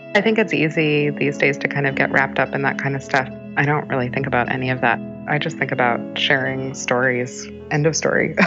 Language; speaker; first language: English; native; English